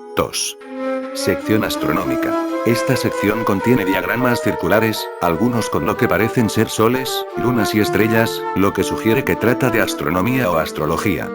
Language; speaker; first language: Spanish; native; Spanish